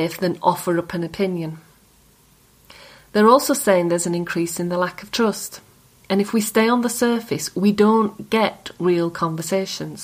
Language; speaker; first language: English; native; English